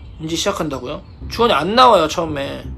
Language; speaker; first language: Korean; native; Korean